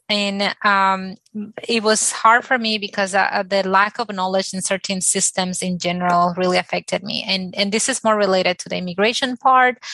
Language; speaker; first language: English; non-native, fluent; Spanish